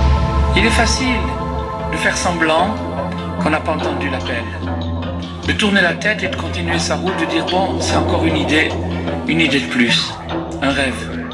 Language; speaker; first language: French; native; French